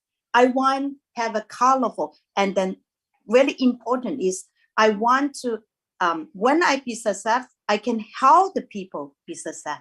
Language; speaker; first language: English; non-native, learner; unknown